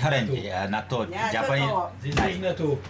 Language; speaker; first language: English; non-native, learner; Japanese